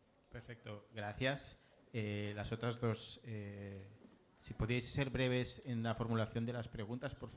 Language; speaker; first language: Spanish; native; Spanish